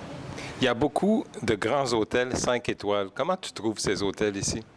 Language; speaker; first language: French; native; French